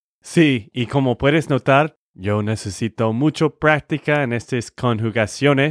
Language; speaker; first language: Spanish; non-native, learner; English